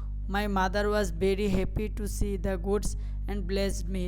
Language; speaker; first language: English; non-native, local second language; Bangla